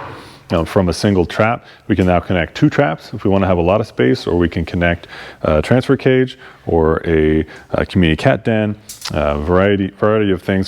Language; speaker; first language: English; native; English